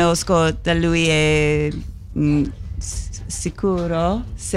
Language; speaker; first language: Italian; non-native, learner; English